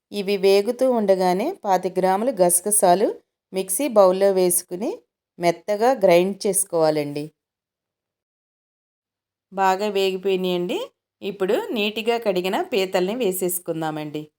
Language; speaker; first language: Telugu; native; Telugu